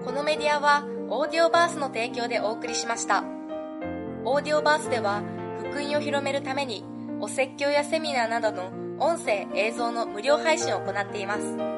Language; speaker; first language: Japanese; native; Japanese